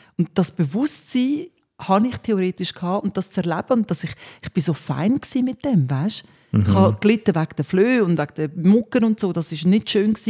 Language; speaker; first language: German; early bilingual, other home language; Swiss German